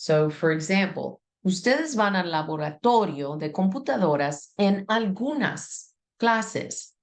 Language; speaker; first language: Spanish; non-native, fluent; English